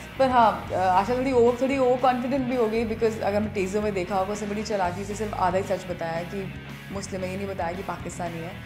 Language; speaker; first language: Hindi; native; Hindi